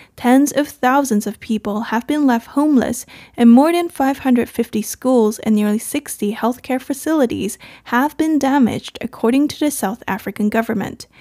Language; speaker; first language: English; non-native, fluent; Chinese